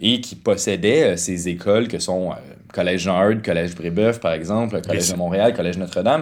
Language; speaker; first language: French; native; French